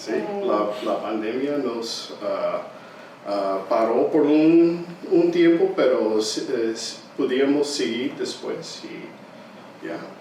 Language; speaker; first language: Spanish; early bilingual, heritage; English